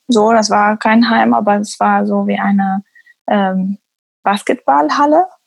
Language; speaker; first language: German; non-native, fluent; Arabic